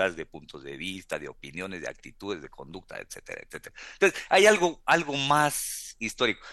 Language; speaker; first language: Spanish; native; Spanish